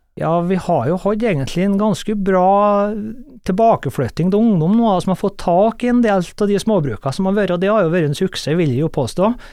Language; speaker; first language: Norwegian; native; Norwegian